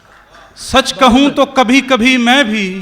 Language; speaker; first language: Hindi; native; Hindi